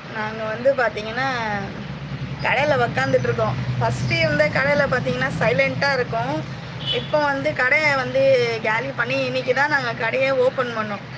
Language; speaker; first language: Tamil; native; Tamil